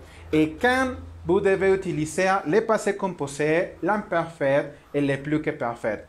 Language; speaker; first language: French; non-native, learner; Spanish